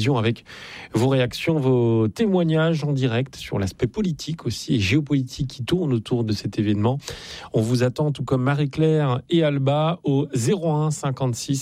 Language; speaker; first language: French; native; French